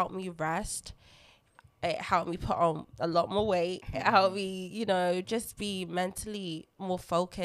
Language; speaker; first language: English; non-native, local second language; Lingala